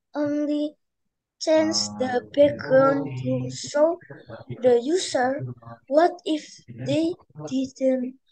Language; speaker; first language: English; non-native, learner; Indonesian